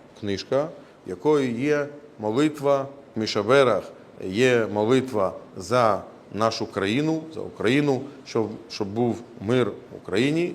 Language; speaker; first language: Ukrainian; non-native, local second language; Russian